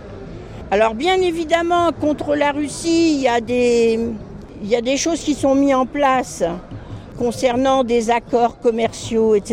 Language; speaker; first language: French; native; French